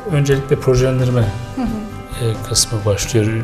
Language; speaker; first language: Turkish; native; Turkish